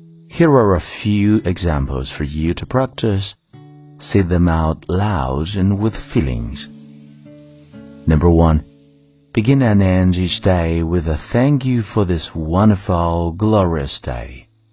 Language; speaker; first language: English; non-native, fluent; Chinese